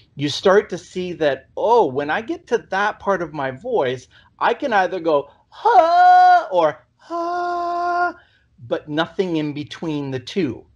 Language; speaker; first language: English; native; English